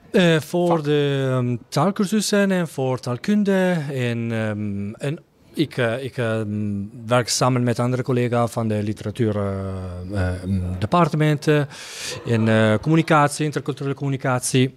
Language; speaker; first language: Dutch; non-native, learner; Italian